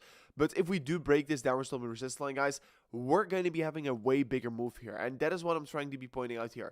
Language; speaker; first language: English; non-native, fluent; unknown